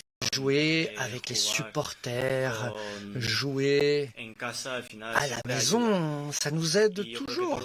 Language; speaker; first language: French; non-native, fluent; Spanish